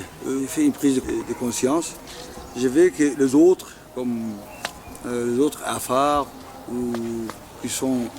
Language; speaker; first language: French; non-native, local second language; Afar